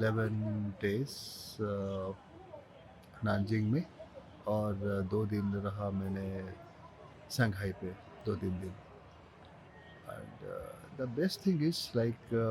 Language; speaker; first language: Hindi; non-native, local second language; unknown